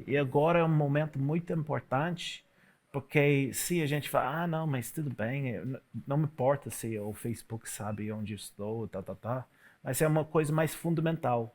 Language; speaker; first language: Portuguese; non-native, fluent; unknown